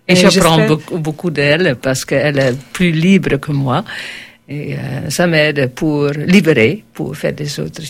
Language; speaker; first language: French; non-native, learner; Dutch